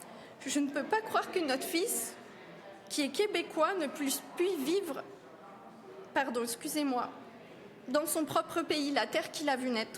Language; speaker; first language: French; native; French